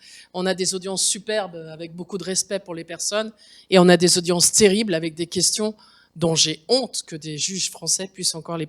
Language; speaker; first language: French; native; French